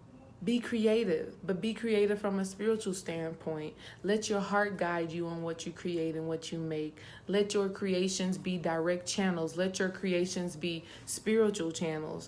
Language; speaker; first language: English; native; English